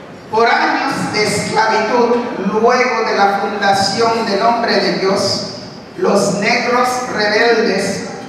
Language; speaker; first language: Spanish; non-native, local second language; English